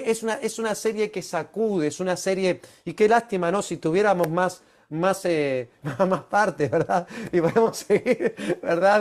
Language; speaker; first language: Spanish; native; Spanish